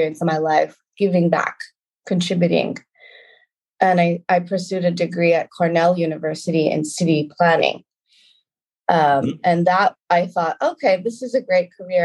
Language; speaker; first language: English; native; English